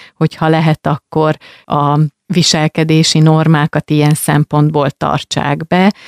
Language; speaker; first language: Hungarian; native; Hungarian